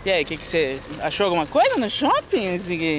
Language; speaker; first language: Portuguese; native; Portuguese